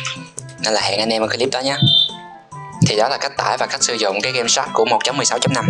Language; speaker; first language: Vietnamese; native; Vietnamese